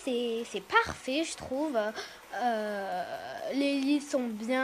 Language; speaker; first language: French; native; French